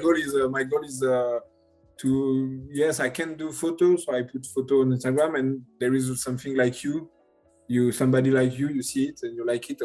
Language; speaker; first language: English; non-native, learner; French